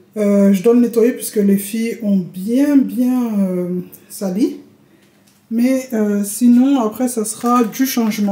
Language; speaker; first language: French; non-native, local second language; Comorian